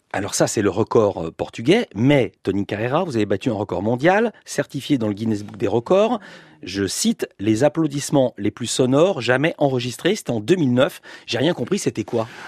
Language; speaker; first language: French; native; French